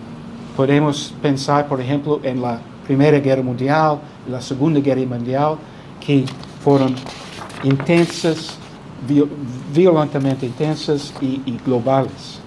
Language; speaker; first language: Spanish; non-native, fluent; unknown